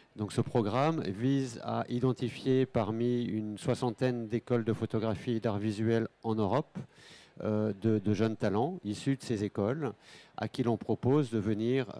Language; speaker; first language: French; native; French